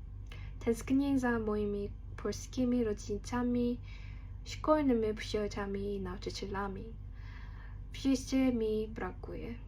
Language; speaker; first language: Polish; non-native, learner; Korean